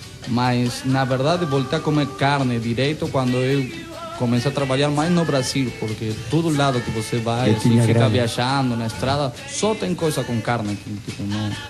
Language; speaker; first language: Portuguese; non-native, fluent; Spanish